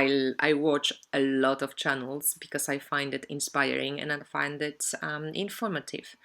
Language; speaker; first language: English; non-native, fluent; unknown